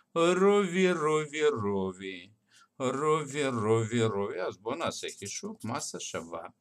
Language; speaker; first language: Hebrew; non-native, fluent; Russian